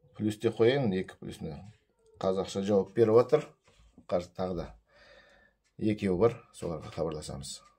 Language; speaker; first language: Kazakh; native; Kazakh